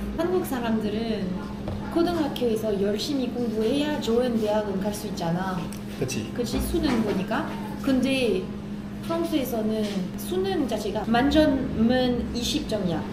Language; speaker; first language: Korean; non-native, fluent; French